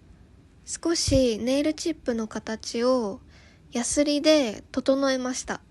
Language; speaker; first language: Japanese; native; Japanese